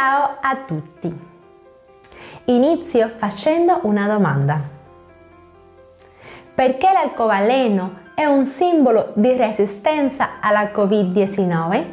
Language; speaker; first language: Italian; non-native, fluent; Spanish